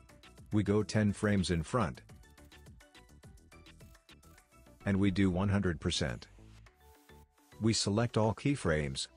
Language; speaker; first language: English; non-native, fluent; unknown